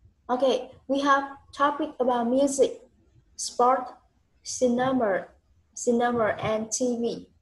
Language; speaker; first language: English; non-native, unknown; Vietnamese